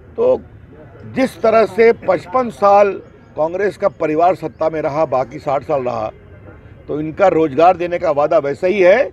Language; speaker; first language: Hindi; native; Hindi